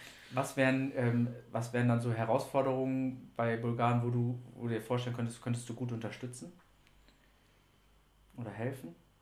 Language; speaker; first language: German; native; German